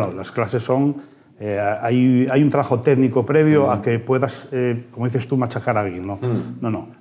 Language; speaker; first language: Spanish; native; Spanish